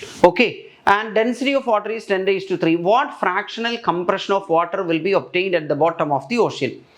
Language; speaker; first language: English; non-native, local second language; Malayalam